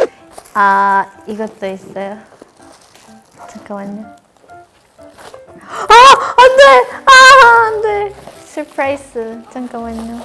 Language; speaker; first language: Korean; non-native, learner; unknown